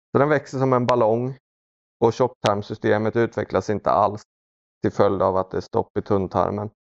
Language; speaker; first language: Swedish; early bilingual, other home language; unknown